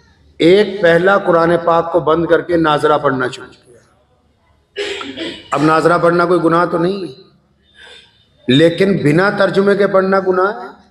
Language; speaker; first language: Urdu; native; Urdu